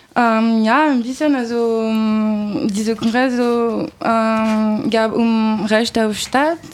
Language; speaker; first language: German; non-native, learner; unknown